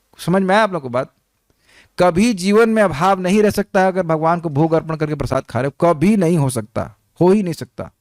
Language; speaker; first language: Hindi; native; Hindi